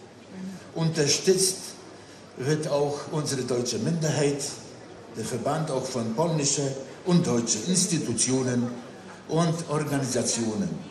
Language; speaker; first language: German; non-native, local second language; Polish